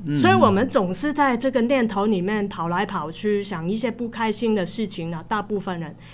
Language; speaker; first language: Chinese; non-native, local second language; Cantonese